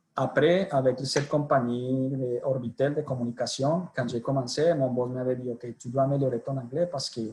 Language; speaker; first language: French; non-native, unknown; Spanish